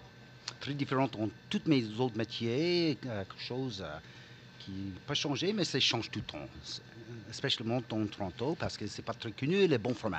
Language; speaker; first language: French; non-native, local second language; English